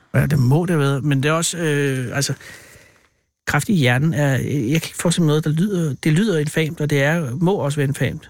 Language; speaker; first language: Danish; native; Danish